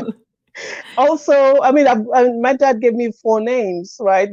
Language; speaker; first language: English; native; English